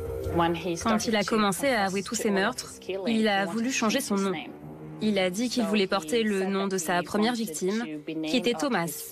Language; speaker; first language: French; native; French